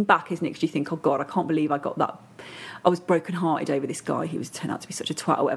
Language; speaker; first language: English; native; English